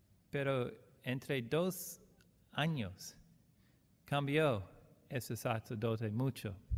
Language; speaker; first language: Spanish; non-native, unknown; English